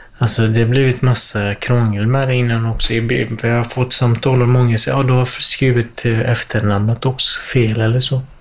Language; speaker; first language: Swedish; non-native, fluent; Kurdish